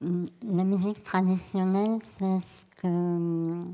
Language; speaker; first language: French; non-native, learner; Italian